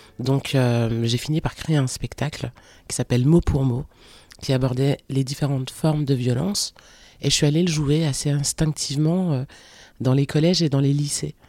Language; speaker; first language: French; early bilingual, other home language; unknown